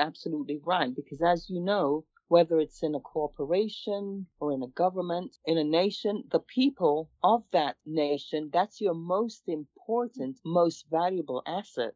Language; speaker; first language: English; native; English